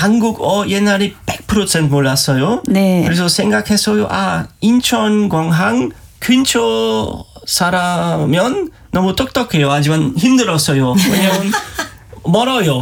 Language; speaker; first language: Korean; non-native, learner; German